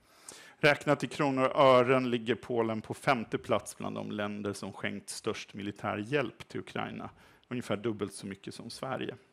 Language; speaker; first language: Swedish; native; Swedish